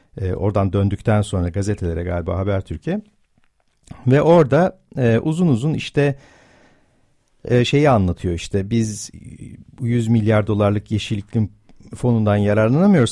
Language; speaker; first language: Turkish; native; Turkish